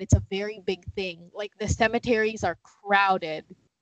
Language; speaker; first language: English; native; English